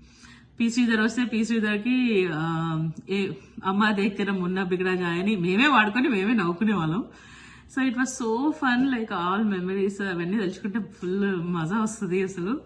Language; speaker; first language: Telugu; native; Telugu